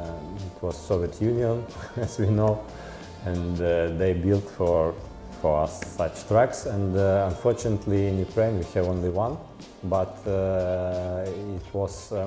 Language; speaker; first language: English; non-native, learner; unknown